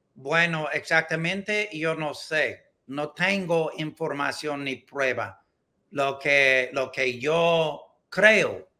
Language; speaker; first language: Spanish; non-native, learner; English